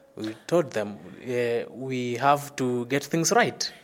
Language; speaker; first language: English; non-native, local second language; Luyia